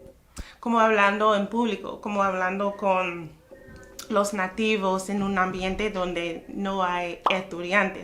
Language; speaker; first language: Spanish; non-native, fluent; English